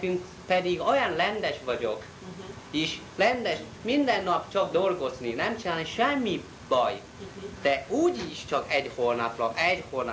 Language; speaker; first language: Hungarian; non-native, learner; Chinese